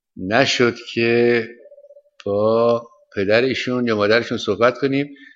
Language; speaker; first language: Persian; native; Persian